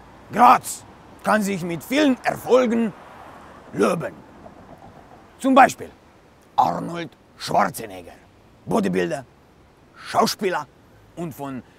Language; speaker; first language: German; non-native, learner; Slovenian